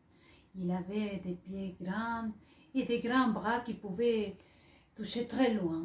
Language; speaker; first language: French; non-native, fluent; Spanish